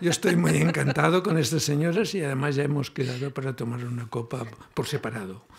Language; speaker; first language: Spanish; non-native, local second language; Catalan